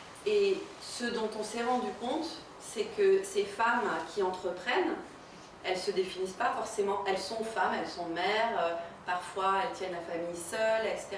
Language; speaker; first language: French; native; French